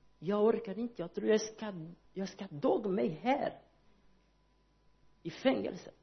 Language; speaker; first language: Swedish; non-native, learner; Portuguese